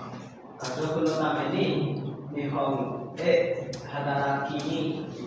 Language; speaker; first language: Japanese; non-native, learner; Indonesian